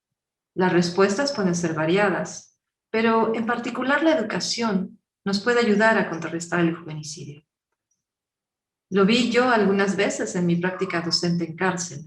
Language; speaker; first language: Spanish; native; Spanish